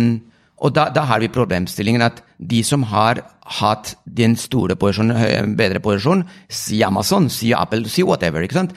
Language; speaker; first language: Norwegian; non-native, fluent; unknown